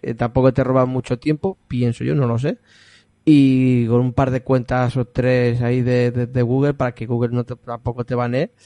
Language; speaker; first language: Spanish; native; Spanish